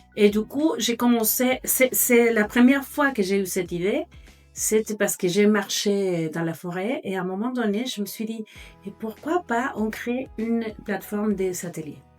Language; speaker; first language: French; non-native, fluent; Spanish